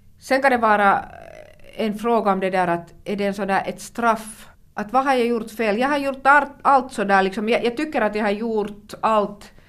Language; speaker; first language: Swedish; non-native, local second language; Finnish